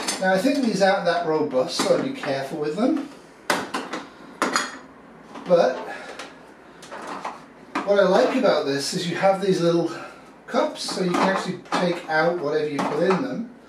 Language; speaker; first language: English; native; English